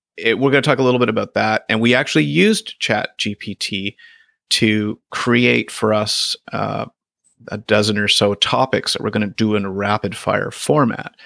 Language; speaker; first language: English; native; English